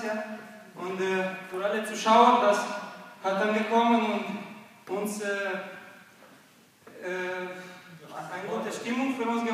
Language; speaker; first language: German; non-native, learner; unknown